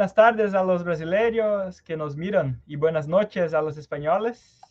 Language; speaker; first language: Spanish; non-native, learner; Portuguese